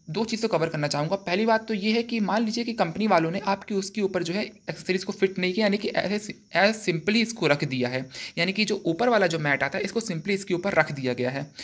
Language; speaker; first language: Hindi; native; Hindi